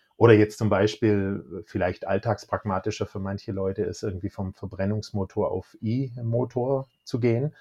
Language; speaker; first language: German; native; German